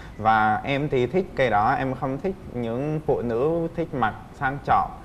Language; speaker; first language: Vietnamese; non-native, fluent; Czech